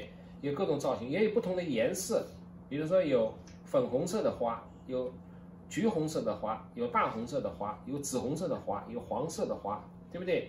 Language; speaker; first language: Chinese; native; Chinese